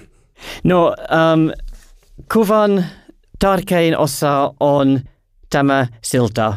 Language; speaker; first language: Finnish; non-native, learner; English